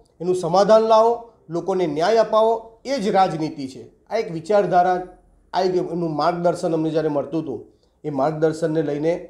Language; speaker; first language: Gujarati; native; Gujarati